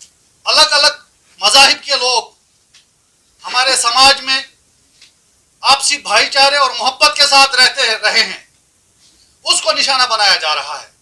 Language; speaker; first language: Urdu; non-native, local second language; Kashmiri